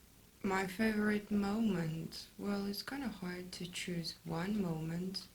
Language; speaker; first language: English; non-native, fluent; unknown